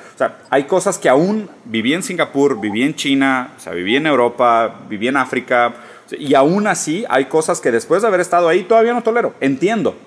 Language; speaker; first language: Spanish; early bilingual, other home language; Portuguese